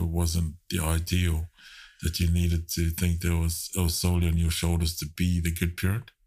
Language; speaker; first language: English; native; English